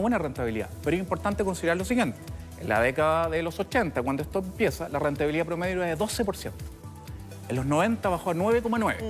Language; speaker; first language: Spanish; native; Spanish